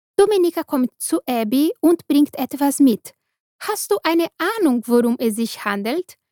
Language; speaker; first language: German; non-native, fluent; Portuguese